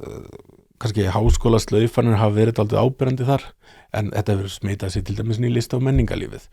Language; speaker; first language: Icelandic; native; Icelandic